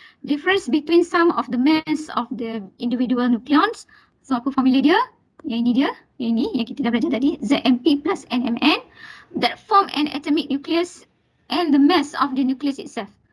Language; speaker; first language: English; non-native, local second language; Malay